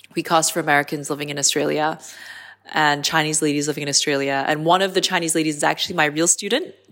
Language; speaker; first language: English; non-native, local second language; Cantonese